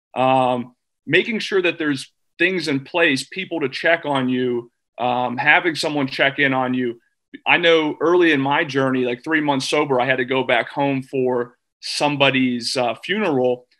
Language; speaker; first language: English; native; English